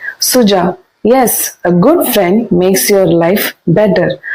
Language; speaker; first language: English; non-native, local second language; Tamil